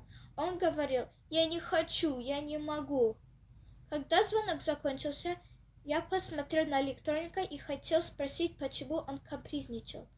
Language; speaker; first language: Russian; early bilingual, heritage; Russian